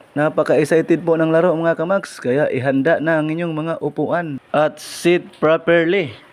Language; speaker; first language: Filipino; non-native, local second language; Cebuano